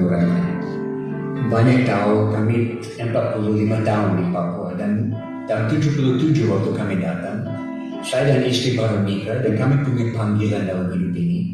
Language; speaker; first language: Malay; non-native, fluent; English